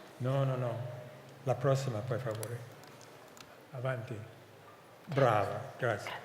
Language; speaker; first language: Italian; non-native, fluent; English